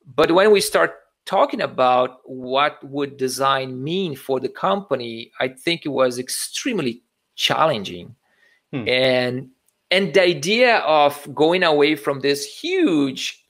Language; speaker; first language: English; non-native, fluent; Portuguese